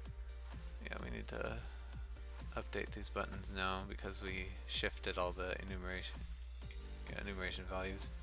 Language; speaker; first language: English; native; English